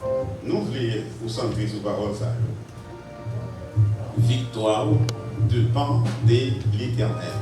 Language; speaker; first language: French; non-native, local second language; Haitian Creole